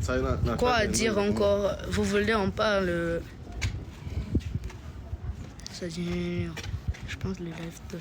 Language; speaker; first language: French; non-native, local second language; Kinyarwanda